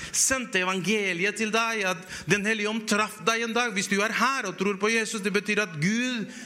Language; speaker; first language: Norwegian; non-native, fluent; Spanish